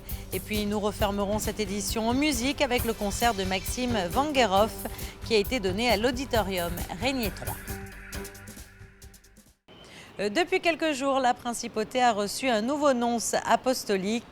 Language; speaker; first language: French; native; French